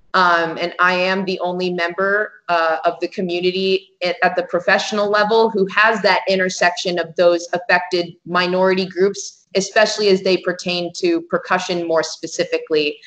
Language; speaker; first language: English; native; English